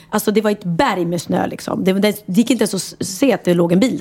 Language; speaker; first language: Swedish; native; Swedish